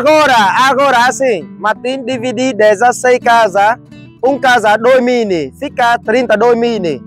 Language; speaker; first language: Portuguese; non-native, learner; Vietnamese